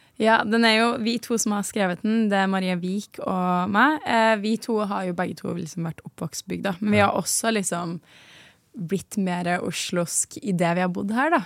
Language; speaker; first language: Norwegian; native; Norwegian